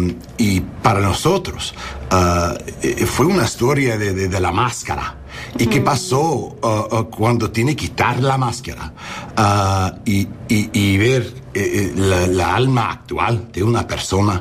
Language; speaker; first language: Spanish; non-native, learner; English